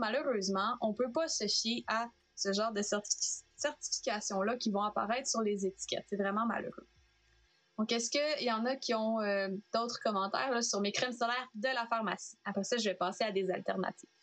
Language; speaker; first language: French; native; French